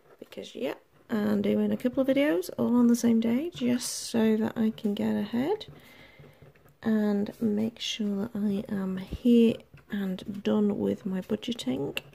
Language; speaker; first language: English; native; English